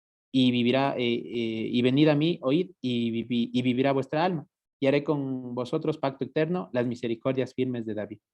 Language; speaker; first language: Spanish; native; Spanish